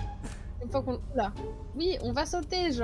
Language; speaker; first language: French; native; French